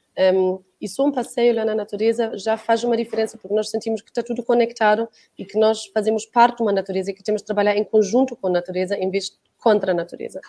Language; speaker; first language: Portuguese; non-native, fluent; German